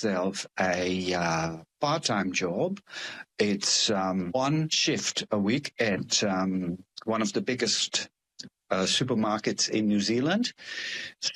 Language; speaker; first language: English; non-native, fluent; Dutch